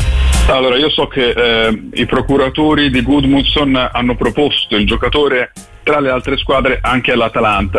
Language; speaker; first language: Italian; native; Italian